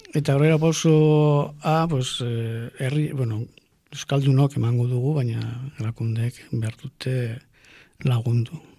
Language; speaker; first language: Basque; non-native, local second language; Spanish